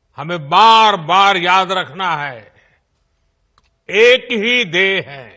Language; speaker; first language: Hindi; non-native, local second language; Gujarati